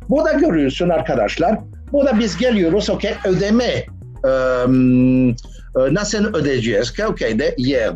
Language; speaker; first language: Turkish; non-native, learner; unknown